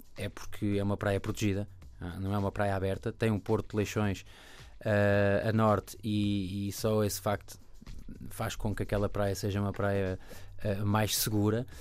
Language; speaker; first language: Portuguese; native; Portuguese